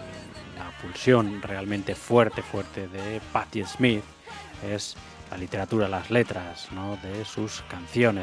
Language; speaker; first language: Spanish; native; Spanish